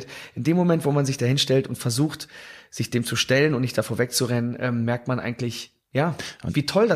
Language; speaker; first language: German; native; German